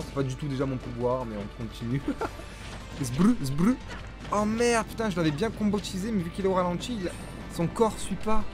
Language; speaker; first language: French; native; French